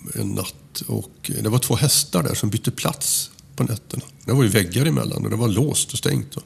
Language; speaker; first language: Swedish; native; Swedish